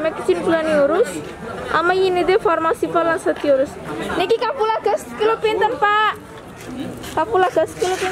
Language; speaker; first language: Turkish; non-native, learner; Javanese